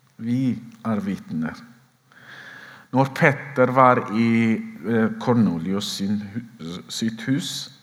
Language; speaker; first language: Norwegian; non-native, fluent; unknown